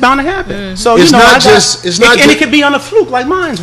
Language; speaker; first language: English; native; English